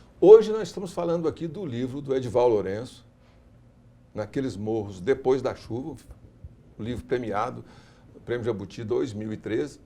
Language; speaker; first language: Portuguese; native; Portuguese